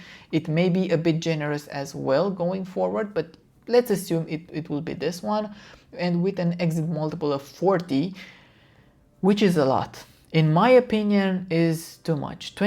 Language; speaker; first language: English; non-native, fluent; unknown